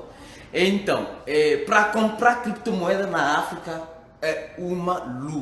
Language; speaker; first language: Portuguese; non-native, fluent; French